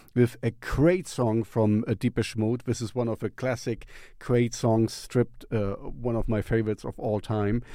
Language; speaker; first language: English; non-native, fluent; German